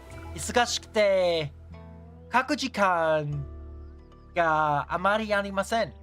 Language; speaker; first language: Japanese; non-native, learner; English